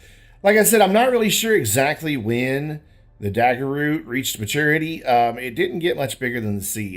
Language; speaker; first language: English; native; English